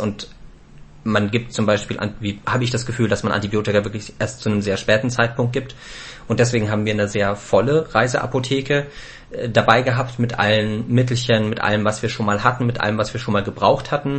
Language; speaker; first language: German; native; German